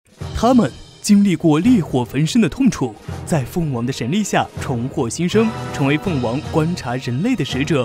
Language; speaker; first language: Chinese; native; Chinese